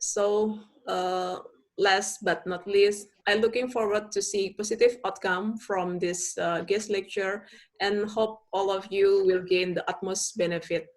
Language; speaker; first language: English; non-native, fluent; Indonesian